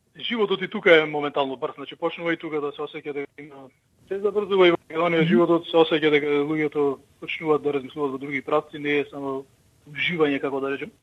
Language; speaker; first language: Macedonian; early bilingual, heritage; Macedonian